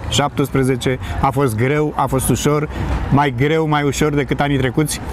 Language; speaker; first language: Romanian; native; Romanian